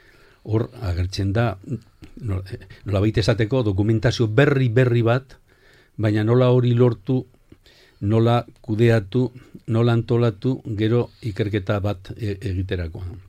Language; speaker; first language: Basque; non-native, local second language; Spanish